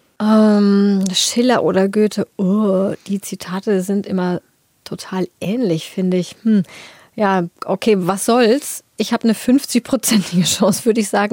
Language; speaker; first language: German; native; German